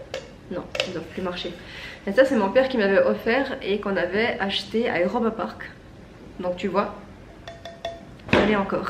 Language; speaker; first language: French; native; French